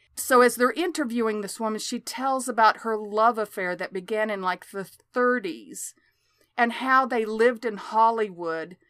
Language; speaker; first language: English; native; English